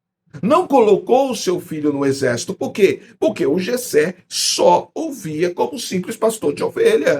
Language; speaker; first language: Portuguese; native; Portuguese